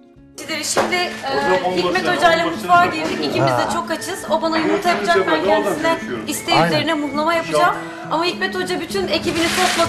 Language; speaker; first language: Turkish; native; Turkish